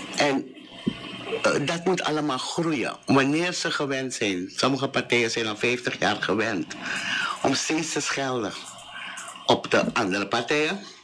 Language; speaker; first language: Dutch; native; Dutch